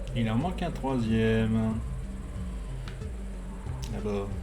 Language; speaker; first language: French; native; French